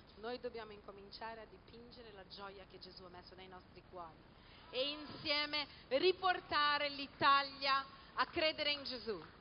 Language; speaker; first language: Italian; non-native, fluent; Portuguese